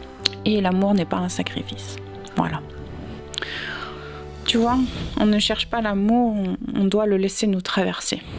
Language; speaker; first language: French; native; French